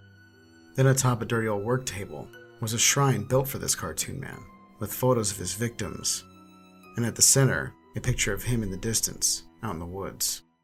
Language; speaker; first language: English; native; English